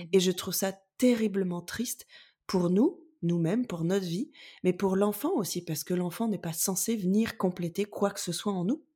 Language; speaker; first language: French; native; French